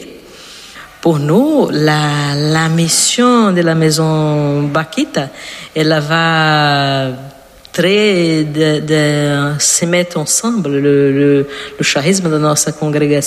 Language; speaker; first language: French; non-native, fluent; Portuguese